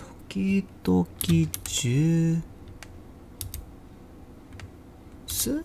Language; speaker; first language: Japanese; non-native, learner; English